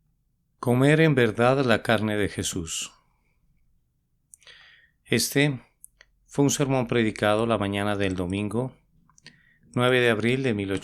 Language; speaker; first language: Spanish; native; Spanish